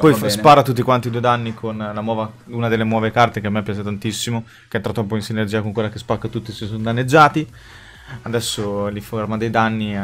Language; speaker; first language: Italian; native; Italian